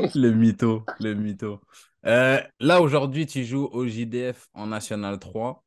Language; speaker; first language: French; native; French